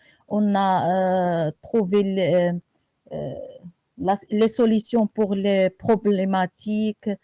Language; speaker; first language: French; non-native, learner; Arabic